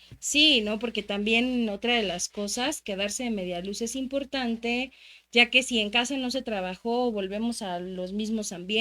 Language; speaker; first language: Spanish; native; Spanish